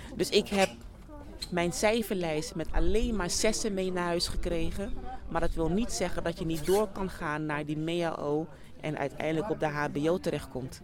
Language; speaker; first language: Dutch; early bilingual, other home language; Sranan Tongo